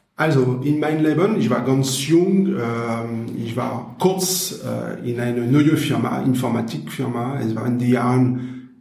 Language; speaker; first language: German; non-native, learner; French